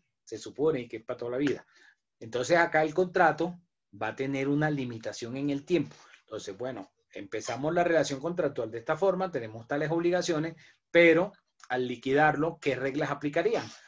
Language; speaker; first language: Spanish; native; Spanish